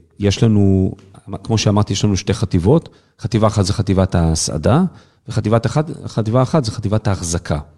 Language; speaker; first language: Hebrew; native; Hebrew